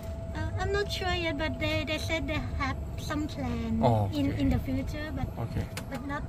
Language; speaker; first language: English; non-native, learner; Thai